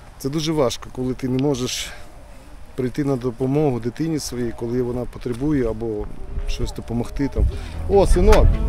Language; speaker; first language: Ukrainian; non-native, local second language; Russian